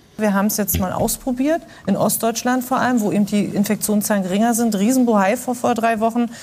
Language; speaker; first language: German; native; German